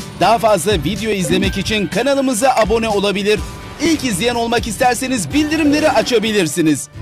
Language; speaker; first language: Turkish; native; Turkish